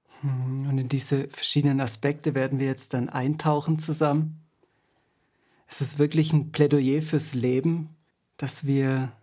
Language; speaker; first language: German; native; German